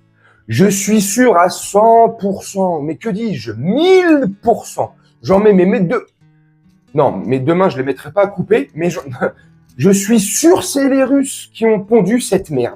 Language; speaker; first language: French; native; French